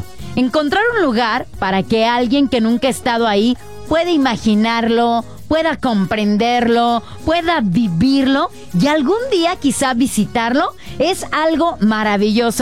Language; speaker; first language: Spanish; native; Spanish